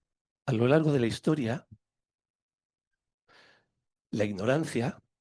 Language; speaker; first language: Spanish; native; Spanish